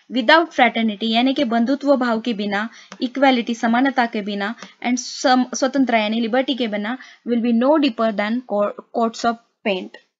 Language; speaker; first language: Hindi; non-native, local second language; Marathi